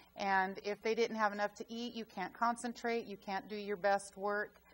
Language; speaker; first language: English; native; English